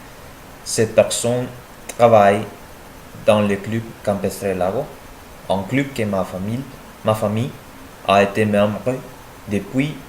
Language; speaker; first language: French; non-native, learner; Spanish